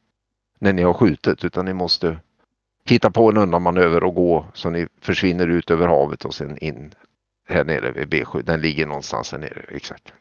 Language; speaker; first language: Swedish; native; Swedish